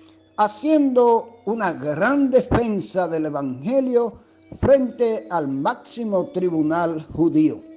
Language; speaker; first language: Spanish; native; Spanish